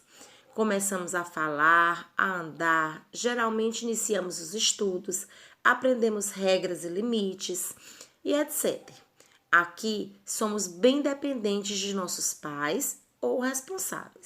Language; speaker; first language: Portuguese; native; Portuguese